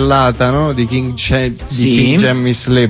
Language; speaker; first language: Italian; native; Italian